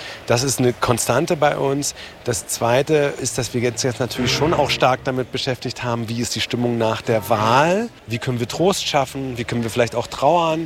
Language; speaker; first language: German; native; German